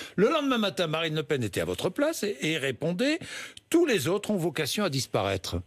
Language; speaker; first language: French; native; French